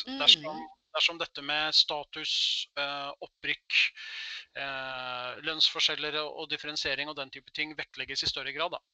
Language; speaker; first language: Norwegian; native; Norwegian